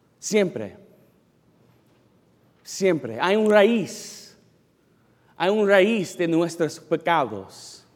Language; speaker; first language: Spanish; non-native, learner; English